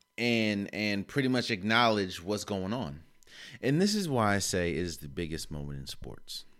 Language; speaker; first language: English; native; English